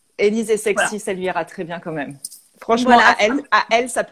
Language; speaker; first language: French; native; French